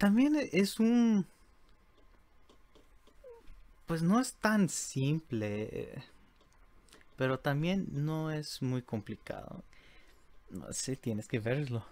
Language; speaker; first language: Spanish; early bilingual, heritage; Spanish